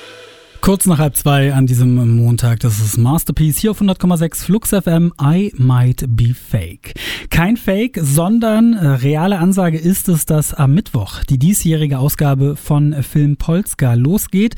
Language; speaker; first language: German; native; German